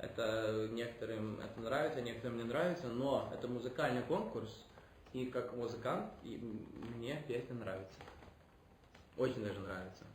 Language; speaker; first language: Russian; early bilingual, heritage; Russian